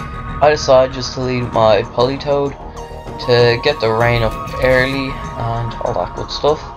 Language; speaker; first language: English; native; English